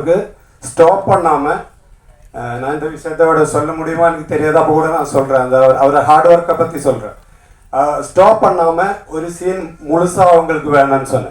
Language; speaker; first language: Tamil; non-native, learner; Malayalam